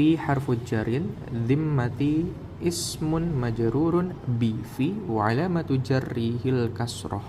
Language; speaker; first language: Arabic; non-native, learner; Indonesian